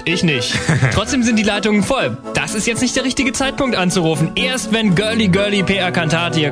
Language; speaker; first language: German; native; German